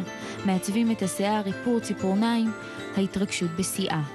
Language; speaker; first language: Hebrew; native; Hebrew